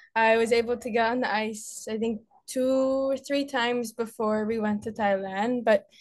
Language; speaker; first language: English; native; English